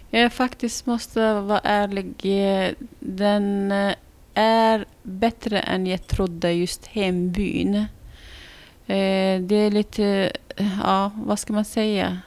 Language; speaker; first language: Swedish; non-native, fluent; Arabic